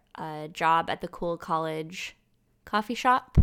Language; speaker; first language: English; native; English